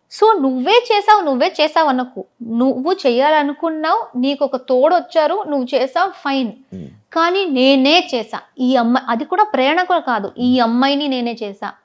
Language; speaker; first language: Telugu; non-native, local second language; Tamil